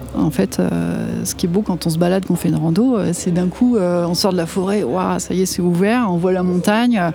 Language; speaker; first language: French; native; French